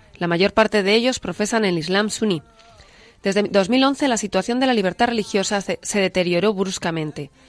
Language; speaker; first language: Spanish; native; Spanish